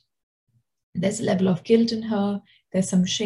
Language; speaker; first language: English; non-native, local second language; Hindi